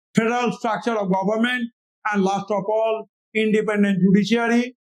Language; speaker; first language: English; non-native, local second language; Bangla